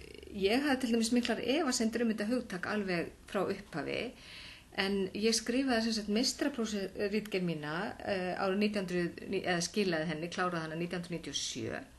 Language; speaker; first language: Icelandic; native; Icelandic